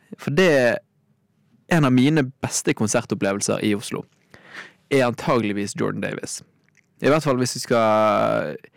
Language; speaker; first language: Norwegian; native; Norwegian